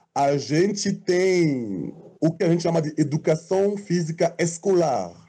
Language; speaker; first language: Portuguese; non-native, fluent; French